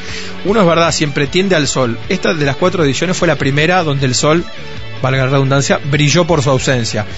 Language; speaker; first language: Spanish; native; Spanish